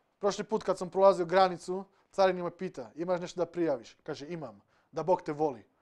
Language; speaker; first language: Serbian; non-native, local second language; Slovak